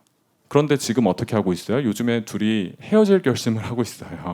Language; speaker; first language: Korean; native; Korean